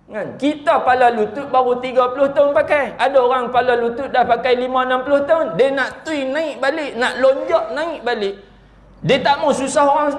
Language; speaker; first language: Malay; native; Malay